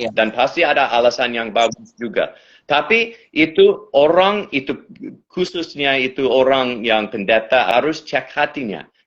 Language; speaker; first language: Indonesian; non-native, fluent; English